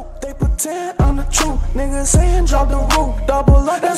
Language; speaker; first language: English; native; English